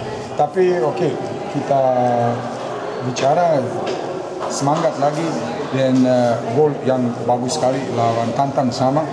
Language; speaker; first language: Indonesian; non-native, fluent; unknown